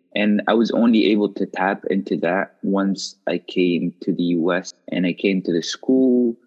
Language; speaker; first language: English; non-native, fluent; Arabic